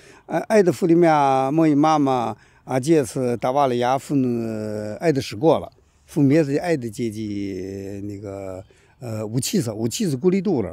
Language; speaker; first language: Russian; non-native, learner; Chinese